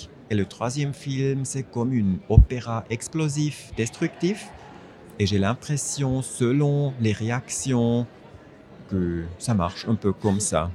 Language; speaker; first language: French; non-native, fluent; German